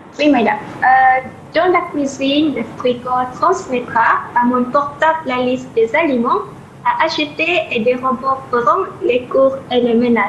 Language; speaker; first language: French; non-native, learner; Malay